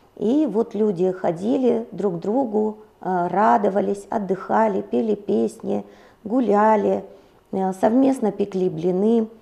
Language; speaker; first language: Russian; native; Russian